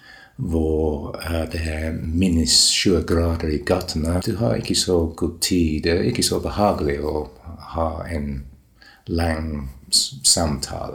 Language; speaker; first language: Norwegian; non-native, learner; English